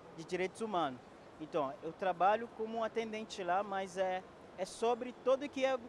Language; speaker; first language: Portuguese; non-native, fluent; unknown